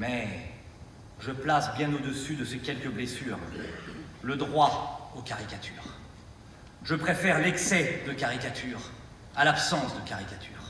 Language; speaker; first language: French; native; French